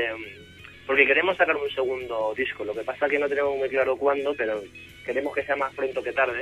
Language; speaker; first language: Spanish; native; Spanish